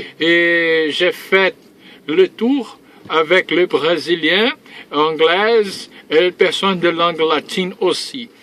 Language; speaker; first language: French; early bilingual, heritage; Portuguese